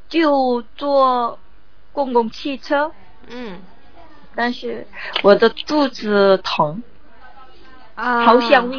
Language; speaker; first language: Chinese; non-native, learner; Korean